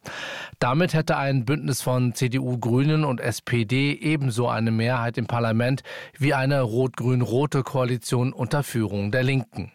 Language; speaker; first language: German; native; German